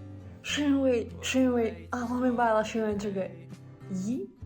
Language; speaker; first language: Chinese; non-native, fluent; Russian